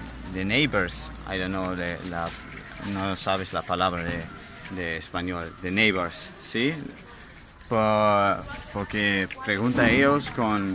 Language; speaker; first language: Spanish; non-native, learner; German